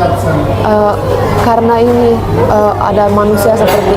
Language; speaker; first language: Indonesian; non-native, fluent; Finnish